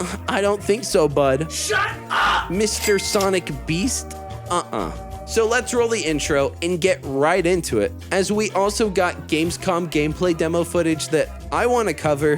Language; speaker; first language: English; native; English